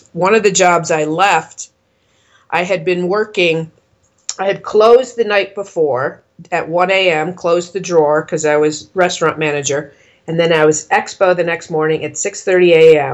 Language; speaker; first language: English; native; English